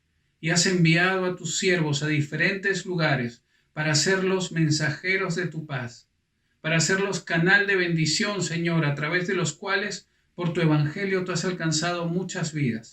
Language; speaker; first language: Spanish; native; Spanish